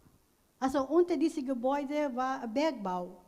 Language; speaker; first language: German; non-native, learner; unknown